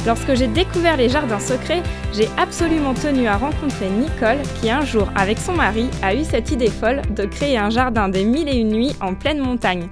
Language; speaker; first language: French; native; French